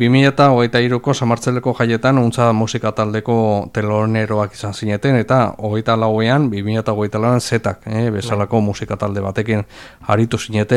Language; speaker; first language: Basque; native; Basque